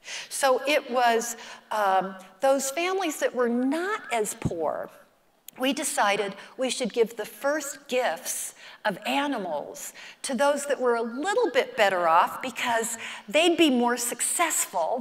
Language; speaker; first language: English; native; English